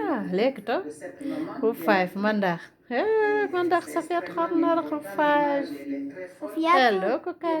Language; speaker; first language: Dutch; non-native, fluent; Fula